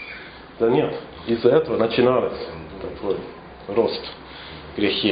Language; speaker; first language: Russian; non-native, fluent; English